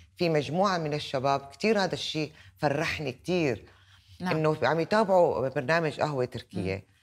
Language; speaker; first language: Arabic; native; Arabic